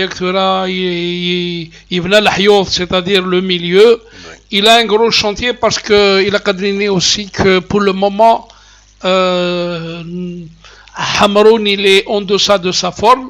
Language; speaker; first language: French; non-native, local second language; Kabyle